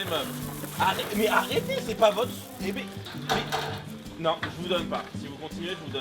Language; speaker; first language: French; native; French